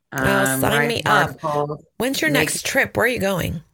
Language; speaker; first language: English; non-native, fluent; Spanish